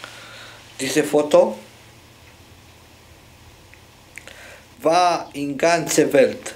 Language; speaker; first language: German; non-native, learner; Romanian